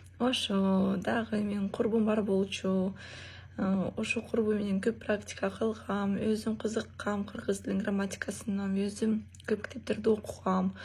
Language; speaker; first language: Kyrgyz; early bilingual, other home language; Russian